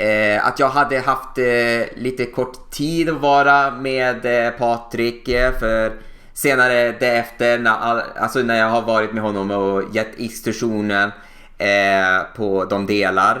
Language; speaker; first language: Swedish; native; Swedish